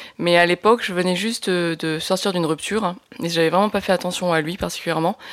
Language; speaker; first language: French; early bilingual, other home language; Lao